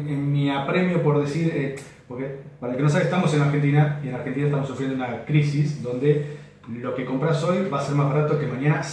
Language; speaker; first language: Spanish; native; Spanish